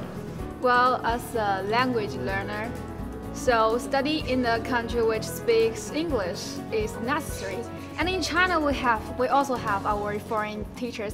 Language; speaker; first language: English; non-native, fluent; Chinese